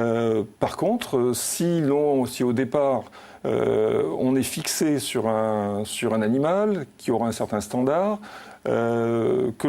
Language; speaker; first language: French; native; French